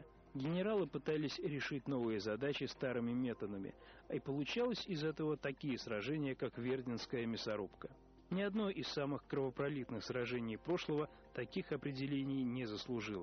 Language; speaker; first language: Russian; native; Russian